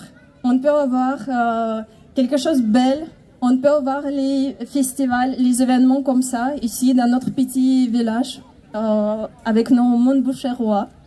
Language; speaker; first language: French; non-native, fluent; Ukrainian